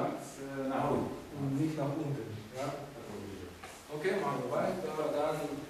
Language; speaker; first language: German; non-native, learner; Czech